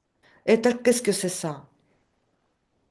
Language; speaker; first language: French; non-native, fluent; Russian